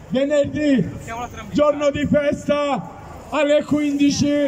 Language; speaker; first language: Italian; non-native, learner; Kurdish